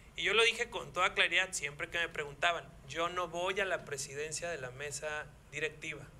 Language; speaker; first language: Spanish; native; Spanish